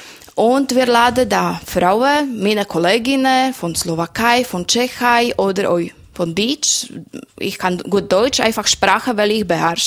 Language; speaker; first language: German; non-native, learner; Slovak